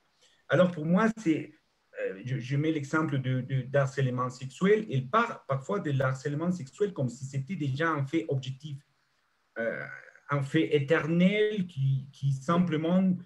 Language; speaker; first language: French; non-native, fluent; Spanish